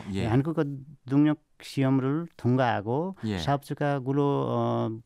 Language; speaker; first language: Korean; non-native, learner; Nepali